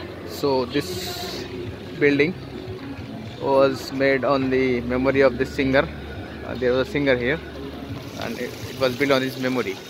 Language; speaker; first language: English; non-native, local second language; Hindi